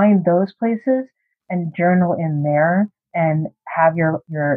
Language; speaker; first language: English; native; English